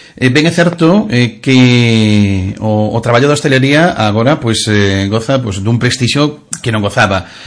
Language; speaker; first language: Galician; non-native, local second language; Spanish